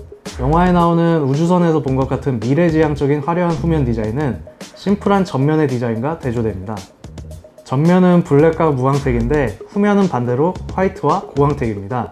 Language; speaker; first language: Korean; native; Korean